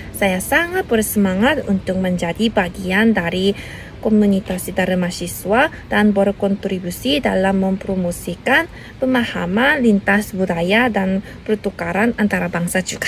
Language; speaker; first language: Indonesian; non-native, learner; Korean